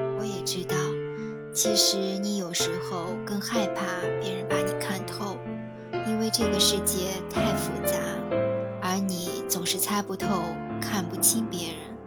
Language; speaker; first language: Chinese; native; Chinese